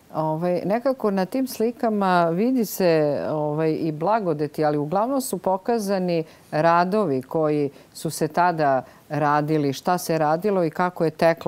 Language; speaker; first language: Serbian; native; Serbian